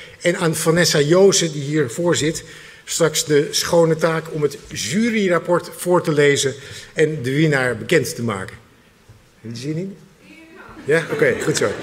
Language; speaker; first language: Dutch; native; Dutch